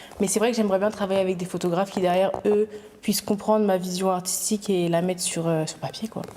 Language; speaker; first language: French; native; French